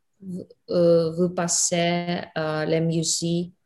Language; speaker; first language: French; non-native, learner; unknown